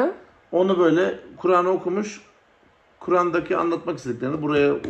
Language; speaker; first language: Turkish; native; Turkish